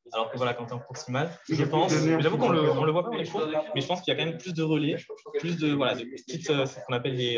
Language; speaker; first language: French; native; French